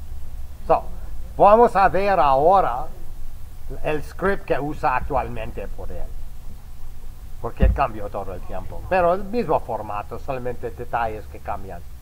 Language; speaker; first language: Spanish; non-native, fluent; English